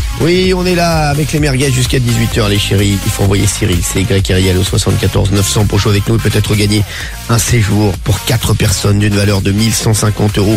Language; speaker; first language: French; native; French